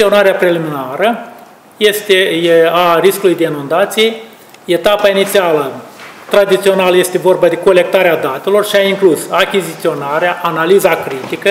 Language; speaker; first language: Romanian; native; Romanian